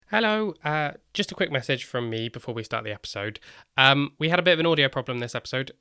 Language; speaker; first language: English; native; English